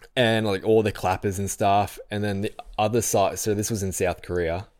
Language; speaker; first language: English; native; English